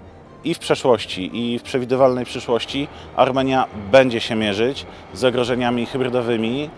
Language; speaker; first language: Polish; native; Polish